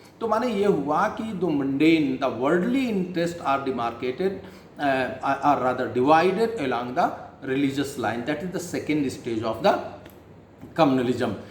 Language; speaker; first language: Hindi; native; Hindi